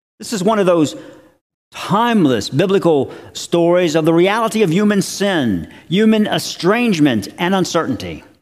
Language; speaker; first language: English; native; English